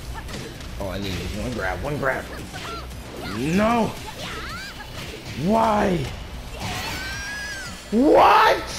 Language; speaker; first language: English; native; English